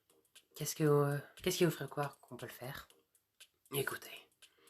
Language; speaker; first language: French; native; French